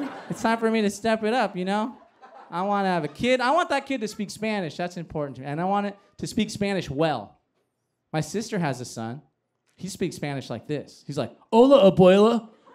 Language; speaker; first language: English; early bilingual, other home language; Spanish